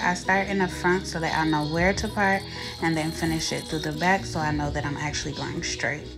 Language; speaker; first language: English; native; English